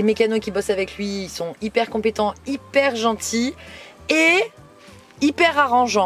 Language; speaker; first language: French; native; French